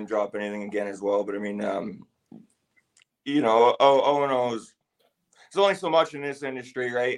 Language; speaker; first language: English; native; English